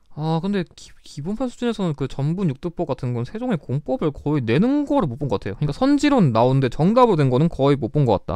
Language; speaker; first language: Korean; native; Korean